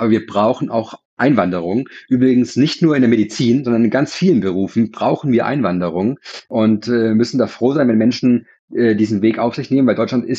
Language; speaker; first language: German; native; German